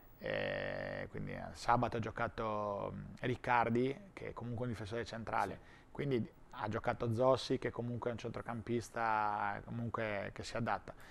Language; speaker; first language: Italian; native; Italian